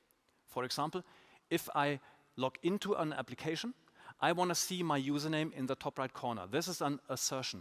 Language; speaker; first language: English; non-native, fluent; German